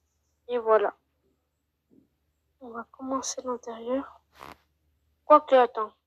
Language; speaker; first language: French; native; French